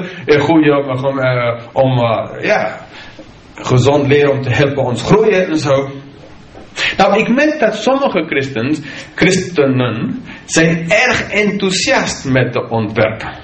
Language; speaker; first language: Dutch; non-native, fluent; English